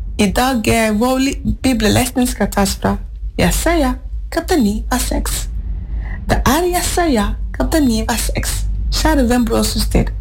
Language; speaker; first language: Norwegian; non-native, fluent; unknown